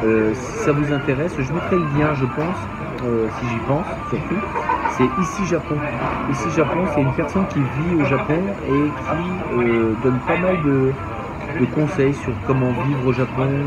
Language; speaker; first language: French; native; French